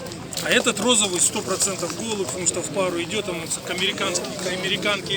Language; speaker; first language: Russian; native; Russian